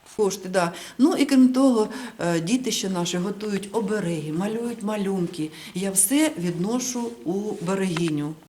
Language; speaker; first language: Ukrainian; native; Ukrainian